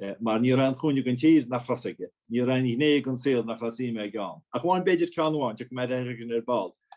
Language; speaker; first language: Irish; native; Irish